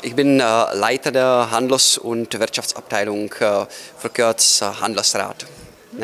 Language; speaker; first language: German; non-native, fluent; Czech